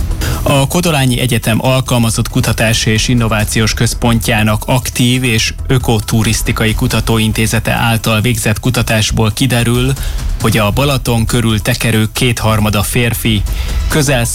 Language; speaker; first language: Hungarian; native; Hungarian